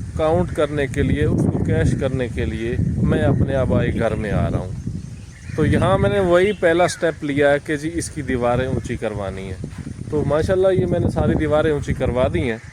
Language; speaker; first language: Urdu; non-native, local second language; Punjabi